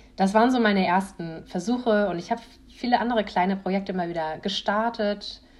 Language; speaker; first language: German; native; German